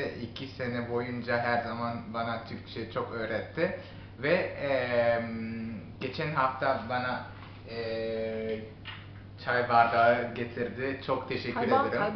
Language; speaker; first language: Turkish; non-native, learner; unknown